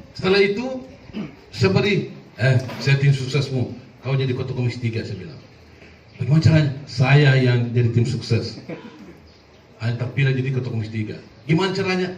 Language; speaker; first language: Indonesian; non-native, local second language; Buginese